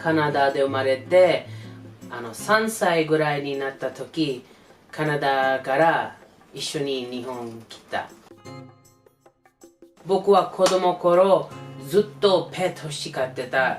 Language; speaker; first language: Japanese; non-native, learner; English